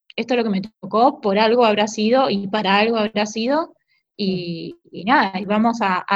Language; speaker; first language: Spanish; native; Spanish